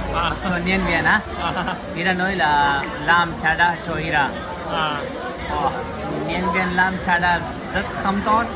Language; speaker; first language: Vietnamese; non-native, learner; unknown